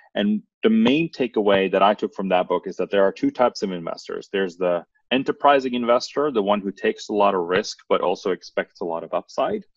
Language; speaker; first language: English; non-native, fluent; Norwegian